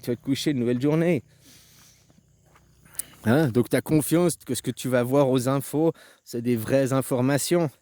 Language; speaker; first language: French; native; French